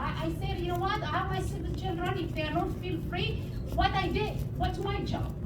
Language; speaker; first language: English; non-native, local second language; Hebrew